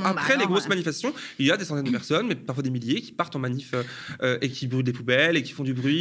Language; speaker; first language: French; native; French